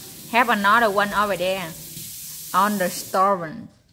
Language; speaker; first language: English; non-native, learner; Vietnamese